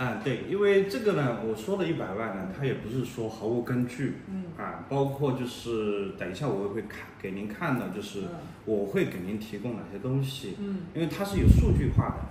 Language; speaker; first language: Chinese; native; Chinese